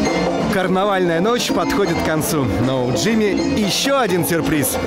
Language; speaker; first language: Russian; native; Russian